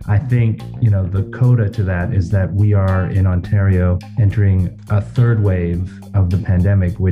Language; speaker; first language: English; native; English